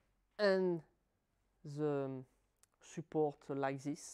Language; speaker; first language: English; non-native, learner; French